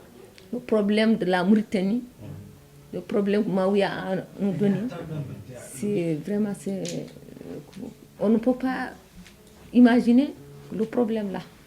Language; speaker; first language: French; non-native, learner; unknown